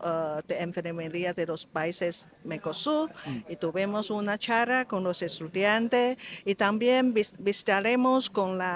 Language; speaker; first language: Spanish; non-native, local second language; Chinese